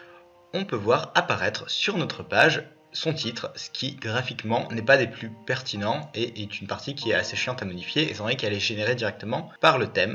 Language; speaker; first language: French; native; French